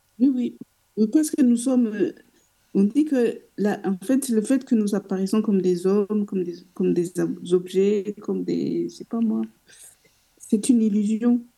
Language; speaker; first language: French; non-native, local second language; Rundi